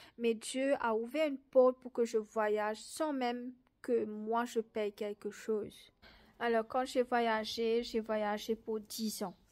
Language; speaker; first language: French; non-native, local second language; Morisyen